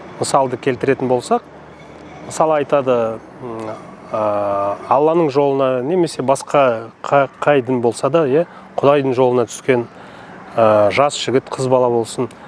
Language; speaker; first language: Kazakh; non-native, local second language; Russian